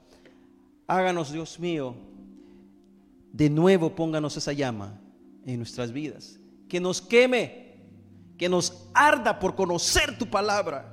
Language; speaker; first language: Spanish; native; Spanish